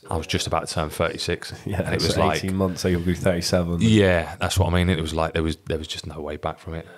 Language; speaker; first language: English; native; English